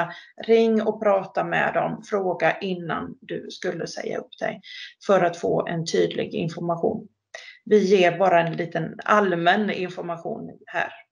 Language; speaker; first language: Swedish; native; Swedish